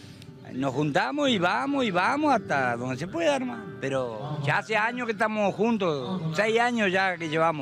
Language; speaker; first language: Spanish; native; Spanish